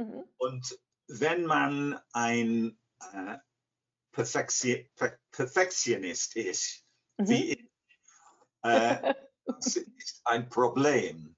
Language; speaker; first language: German; non-native, fluent; English